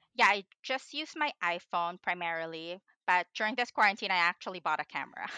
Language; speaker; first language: English; non-native, local second language; Filipino